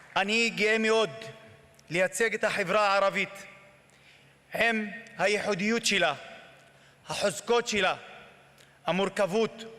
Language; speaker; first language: Hebrew; non-native, local second language; Arabic